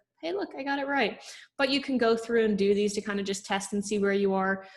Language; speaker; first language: English; native; English